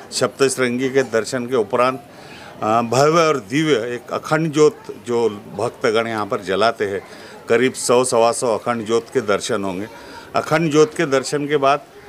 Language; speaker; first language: Hindi; non-native, local second language; Sindhi